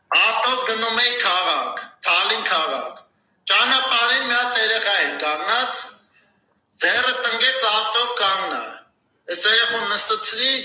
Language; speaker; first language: Armenian; native; Armenian